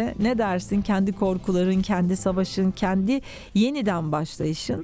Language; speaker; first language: Turkish; native; Turkish